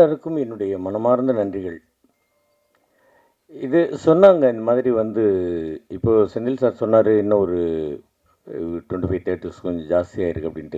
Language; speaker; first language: Tamil; native; Tamil